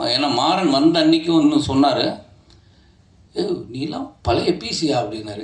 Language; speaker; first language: Tamil; native; Tamil